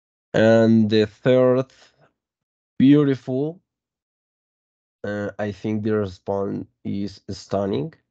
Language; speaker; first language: English; non-native, fluent; Spanish